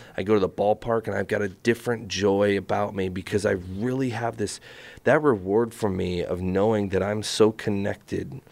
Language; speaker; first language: English; native; English